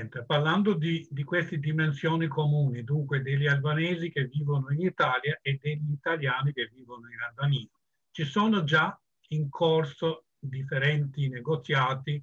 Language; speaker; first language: Italian; non-native, fluent; Albanian